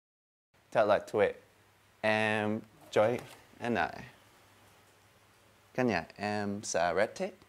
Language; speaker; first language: Vietnamese; non-native, learner; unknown